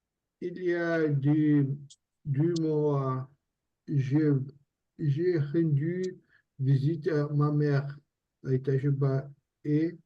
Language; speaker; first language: French; non-native, learner; Portuguese